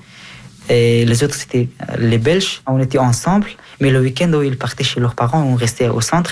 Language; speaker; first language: French; non-native, fluent; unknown